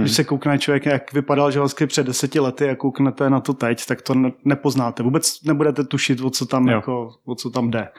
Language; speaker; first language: Czech; native; Czech